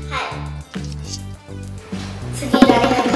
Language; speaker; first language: Japanese; early bilingual, heritage; Japanese